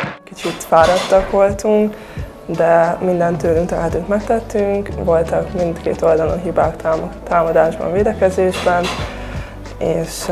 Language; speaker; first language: Hungarian; native; Hungarian